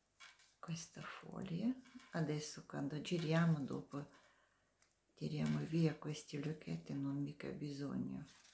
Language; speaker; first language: Italian; non-native, learner; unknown